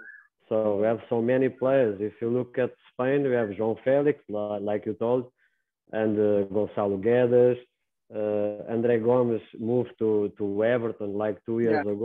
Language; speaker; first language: English; non-native, learner; Portuguese